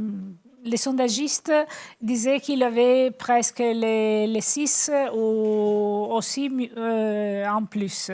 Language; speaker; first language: French; non-native, fluent; Italian